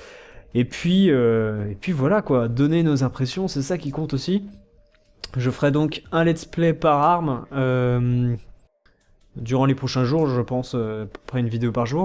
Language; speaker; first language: French; native; French